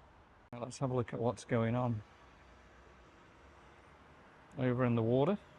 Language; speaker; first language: English; native; English